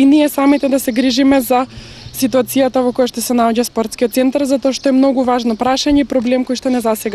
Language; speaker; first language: Macedonian; native; Macedonian